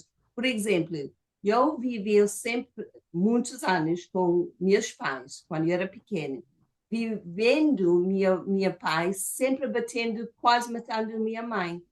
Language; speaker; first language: Portuguese; non-native, fluent; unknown